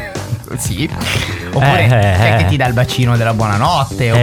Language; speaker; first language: Italian; native; Italian